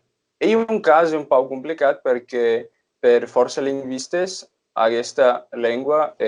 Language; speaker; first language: Italian; non-native, fluent; Portuguese